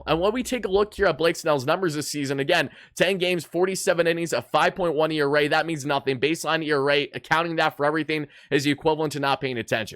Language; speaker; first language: English; native; English